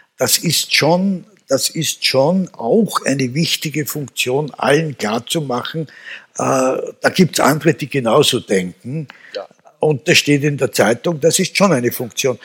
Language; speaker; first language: German; native; German